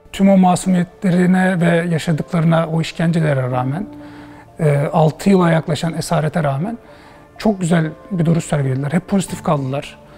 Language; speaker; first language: Turkish; native; Turkish